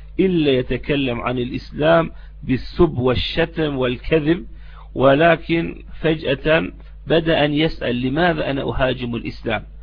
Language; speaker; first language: Arabic; non-native, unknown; Turkish